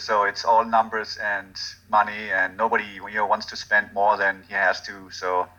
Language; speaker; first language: English; non-native, fluent; German